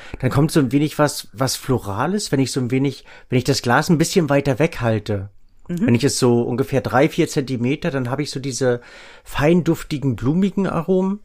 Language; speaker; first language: German; native; German